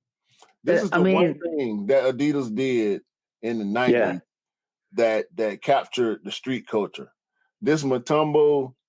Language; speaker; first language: English; native; English